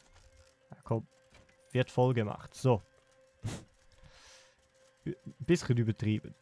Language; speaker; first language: German; native; German